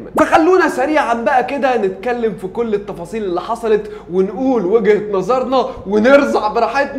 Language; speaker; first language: Arabic; native; Arabic